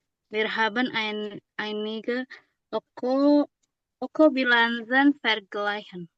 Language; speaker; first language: German; non-native, learner; Indonesian